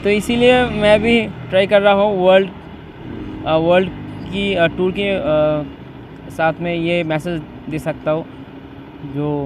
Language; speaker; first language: Hindi; non-native, learner; Bangla